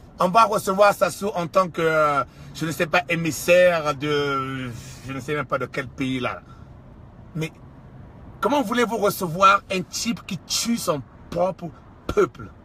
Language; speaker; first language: French; non-native, local second language; Kongo